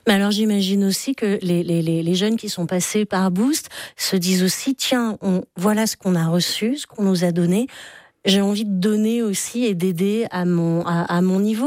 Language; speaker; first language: French; native; French